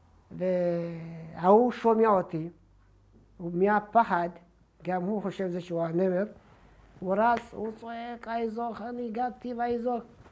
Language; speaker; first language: Hebrew; non-native, fluent; Amharic